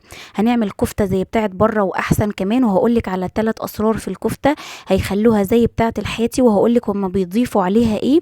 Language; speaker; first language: Arabic; native; Arabic